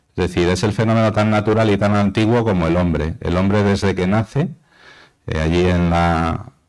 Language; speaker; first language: Spanish; native; Spanish